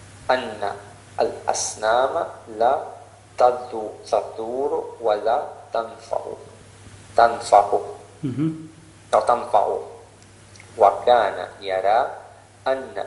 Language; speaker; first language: Arabic; non-native, learner; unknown